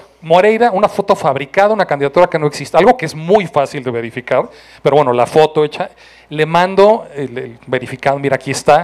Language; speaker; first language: Spanish; native; Spanish